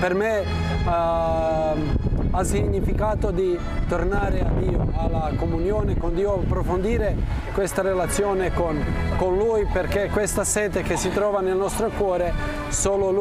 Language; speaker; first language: Italian; non-native, fluent; Croatian